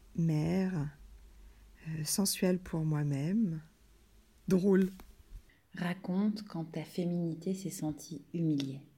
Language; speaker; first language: French; native; French